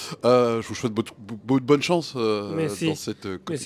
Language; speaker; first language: French; native; French